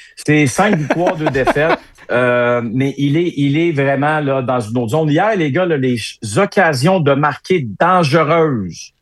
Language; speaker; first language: French; native; French